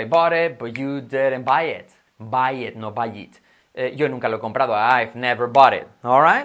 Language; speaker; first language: English; non-native, fluent; Spanish